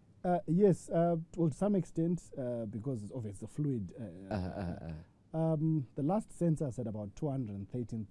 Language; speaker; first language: English; non-native, local second language; Shona